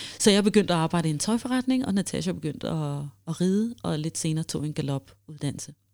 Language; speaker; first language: Danish; early bilingual, heritage; Danish